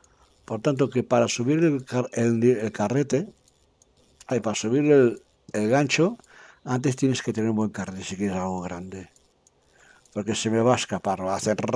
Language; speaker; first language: Spanish; native; Spanish